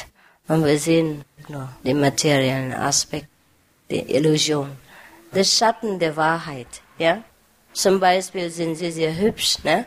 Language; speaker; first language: German; non-native, learner; Vietnamese